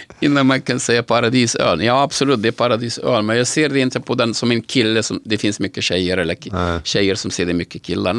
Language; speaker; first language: Swedish; non-native, fluent; Arabic